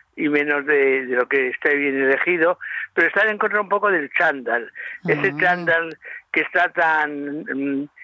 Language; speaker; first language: Spanish; native; Spanish